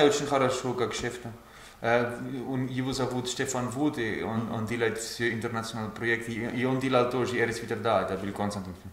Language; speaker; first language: Russian; non-native, learner; German